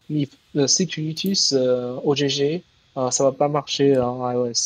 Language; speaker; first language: French; non-native, learner; Chinese